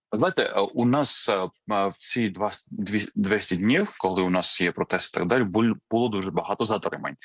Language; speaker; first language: Ukrainian; non-native, fluent; Georgian